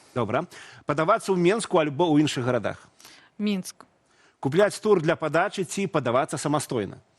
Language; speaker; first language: Belarusian; non-native, local second language; Russian